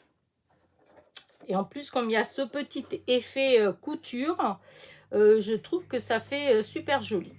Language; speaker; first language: French; native; French